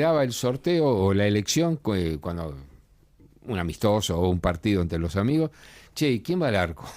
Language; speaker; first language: Spanish; native; Spanish